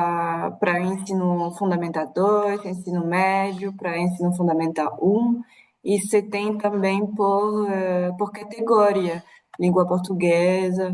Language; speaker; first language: Portuguese; non-native, fluent; French